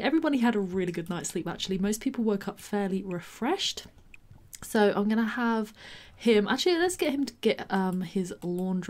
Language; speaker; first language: English; native; English